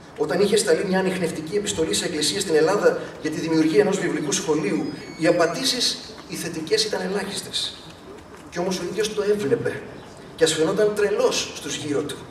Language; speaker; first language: Greek; early bilingual, other home language; English